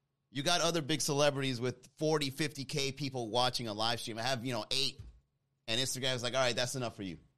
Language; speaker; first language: English; native; English